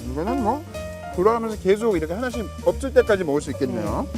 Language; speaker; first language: Korean; non-native, fluent; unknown